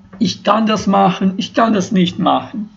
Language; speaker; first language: German; non-native, learner; Ukrainian